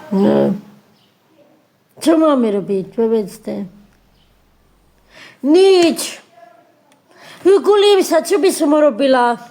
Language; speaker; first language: Slovak; non-native, local second language; Romany